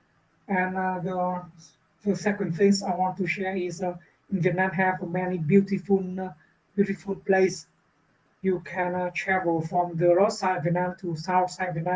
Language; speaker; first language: English; non-native, learner; Vietnamese